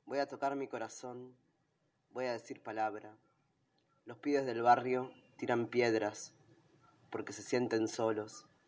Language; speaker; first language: Spanish; native; Spanish